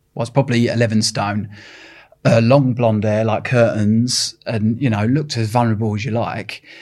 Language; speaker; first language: English; native; English